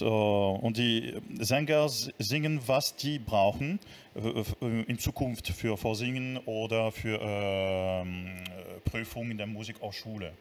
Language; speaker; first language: German; non-native, fluent; French